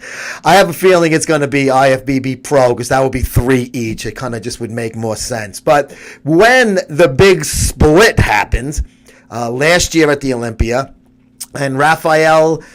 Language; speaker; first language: English; native; English